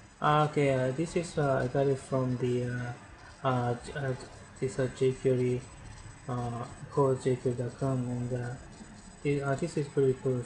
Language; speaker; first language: English; non-native, learner; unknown